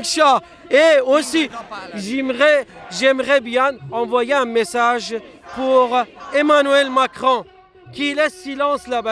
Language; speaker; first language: French; non-native, fluent; Persian